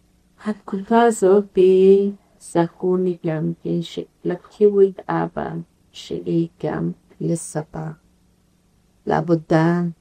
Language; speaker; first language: Hebrew; non-native, fluent; Yiddish